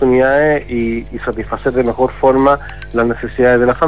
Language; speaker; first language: Spanish; native; Spanish